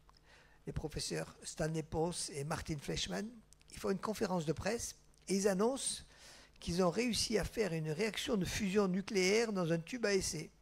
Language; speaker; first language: French; native; French